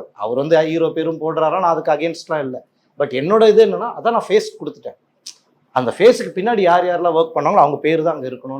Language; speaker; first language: Tamil; native; Tamil